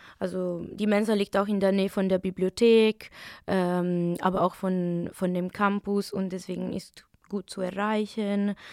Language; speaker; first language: German; non-native, fluent; Italian